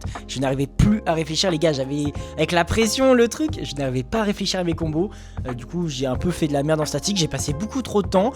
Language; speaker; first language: French; native; French